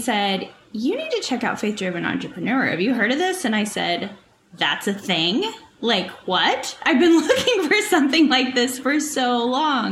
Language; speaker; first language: English; native; English